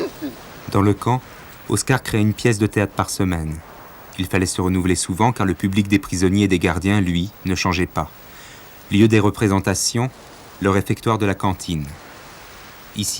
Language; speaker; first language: French; native; French